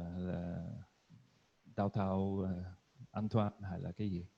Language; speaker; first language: Vietnamese; non-native, learner; English